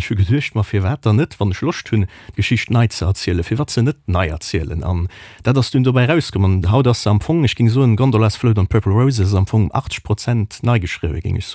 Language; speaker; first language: German; non-native, local second language; Luxembourgish